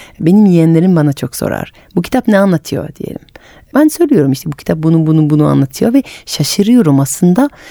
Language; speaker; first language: Turkish; non-native, fluent; French